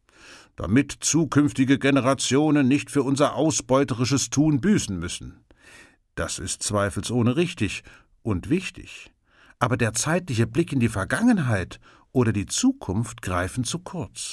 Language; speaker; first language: German; native; German